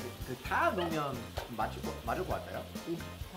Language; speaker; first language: Korean; non-native, learner; English